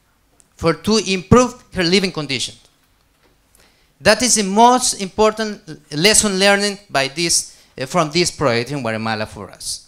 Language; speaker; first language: English; non-native, learner; Spanish